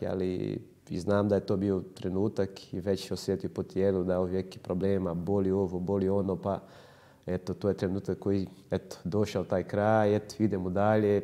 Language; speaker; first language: Croatian; non-native, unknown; Portuguese